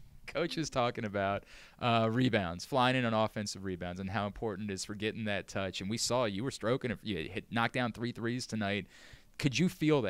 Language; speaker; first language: English; native; English